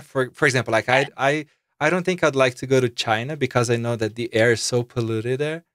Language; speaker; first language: English; non-native, fluent; Portuguese